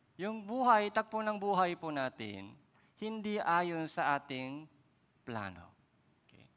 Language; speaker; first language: Filipino; non-native, fluent; Korean